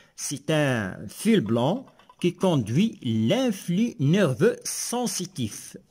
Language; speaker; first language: French; non-native, local second language; Arabic